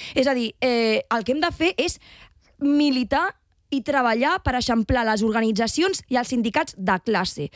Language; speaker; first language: Catalan; non-native, local second language; Spanish